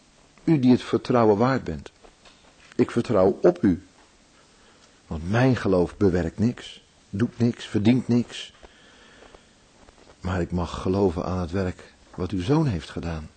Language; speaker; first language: Dutch; native; Dutch